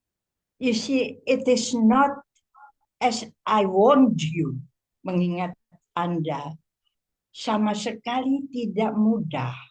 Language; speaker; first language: English; non-native, fluent; Indonesian